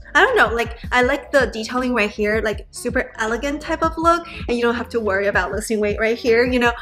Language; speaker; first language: English; non-native, fluent; Chinese